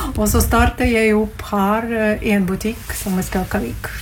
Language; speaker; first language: Norwegian; non-native, learner; Latvian